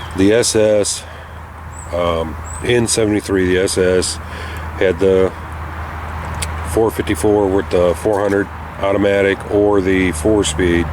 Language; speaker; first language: English; native; English